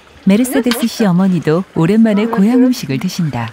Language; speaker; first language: Korean; native; Korean